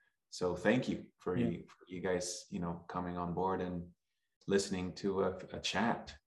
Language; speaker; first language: English; early bilingual, other home language; Spanish